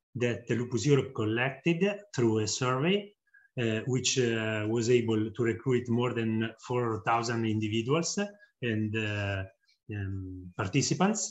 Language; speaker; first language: English; non-native, fluent; Italian